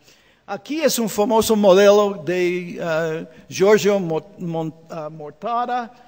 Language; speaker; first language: Spanish; non-native, fluent; English